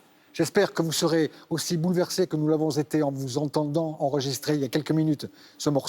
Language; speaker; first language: French; native; French